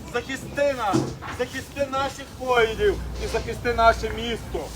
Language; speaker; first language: Ukrainian; native; Ukrainian